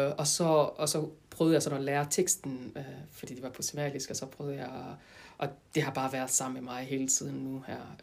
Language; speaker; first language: Danish; non-native, fluent; French